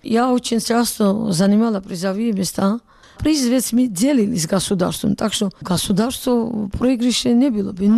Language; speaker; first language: Russian; non-native, local second language; Georgian